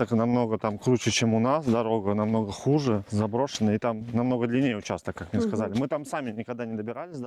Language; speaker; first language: Russian; native; Russian